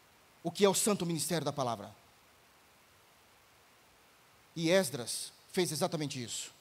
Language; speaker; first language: Portuguese; native; Portuguese